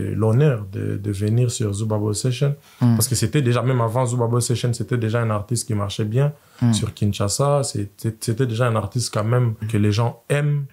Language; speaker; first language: French; non-native, local second language; Swahili